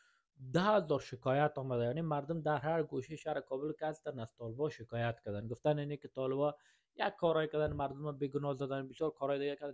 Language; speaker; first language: Persian; native; Persian